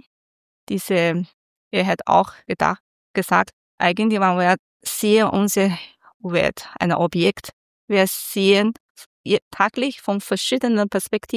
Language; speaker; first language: German; non-native, learner; Chinese